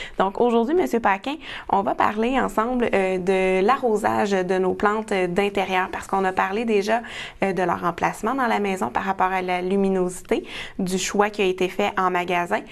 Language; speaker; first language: French; native; French